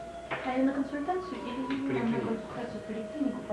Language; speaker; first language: Russian; native; Russian